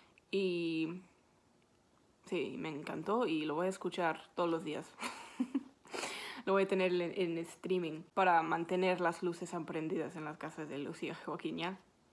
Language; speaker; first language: Spanish; non-native, fluent; English